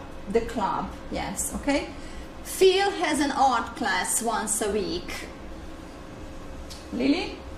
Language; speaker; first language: English; non-native, fluent; Hungarian